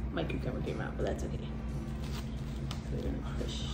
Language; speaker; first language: English; native; English